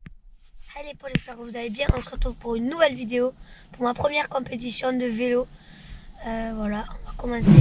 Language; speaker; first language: French; native; French